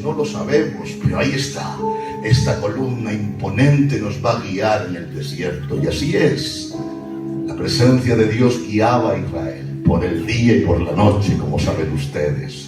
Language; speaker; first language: Spanish; native; Spanish